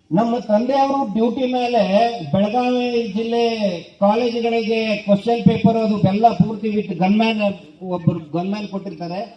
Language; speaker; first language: Kannada; native; Kannada